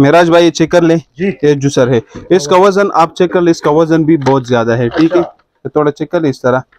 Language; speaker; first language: Urdu; non-native, local second language; Pashto